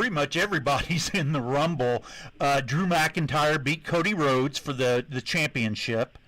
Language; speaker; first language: English; native; English